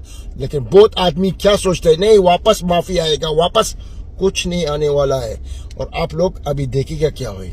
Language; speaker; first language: Hindi; non-native, learner; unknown